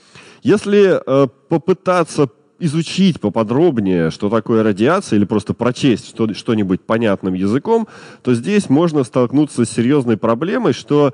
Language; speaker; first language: Russian; native; Russian